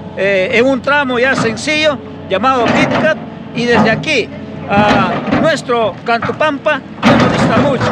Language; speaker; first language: Spanish; native; Spanish